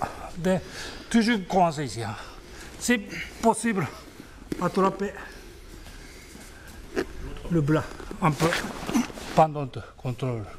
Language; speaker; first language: French; non-native, learner; Japanese